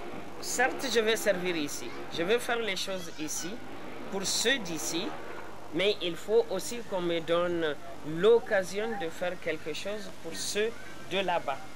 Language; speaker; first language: French; non-native, local second language; Hausa